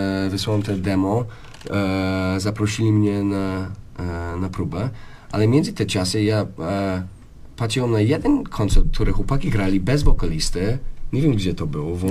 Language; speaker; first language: Polish; non-native, learner; English